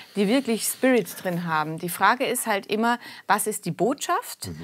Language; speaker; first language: German; native; German